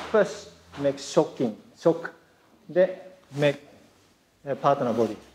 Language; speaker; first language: English; non-native, learner; Japanese